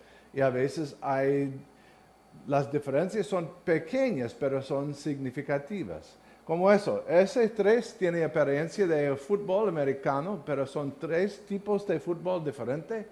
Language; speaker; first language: Spanish; non-native, learner; English